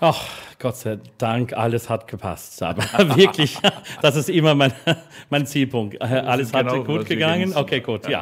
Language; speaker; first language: German; non-native, learner; English